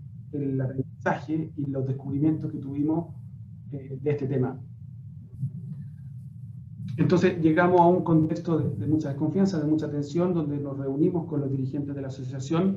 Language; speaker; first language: Spanish; native; Spanish